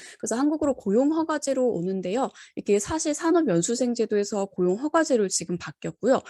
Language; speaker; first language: Korean; native; Korean